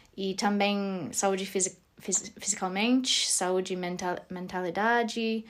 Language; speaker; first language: Portuguese; non-native, learner; English